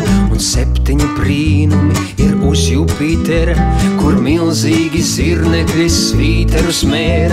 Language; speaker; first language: Latvian; native; Latvian